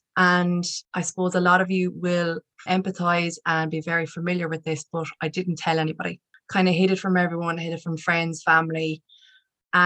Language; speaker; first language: English; native; English